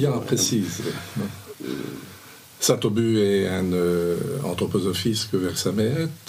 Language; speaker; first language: Swedish; non-native, fluent; French